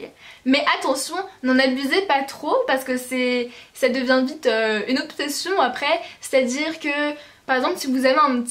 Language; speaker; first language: French; native; French